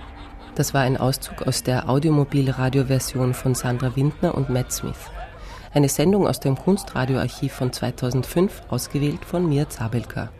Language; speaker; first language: German; native; German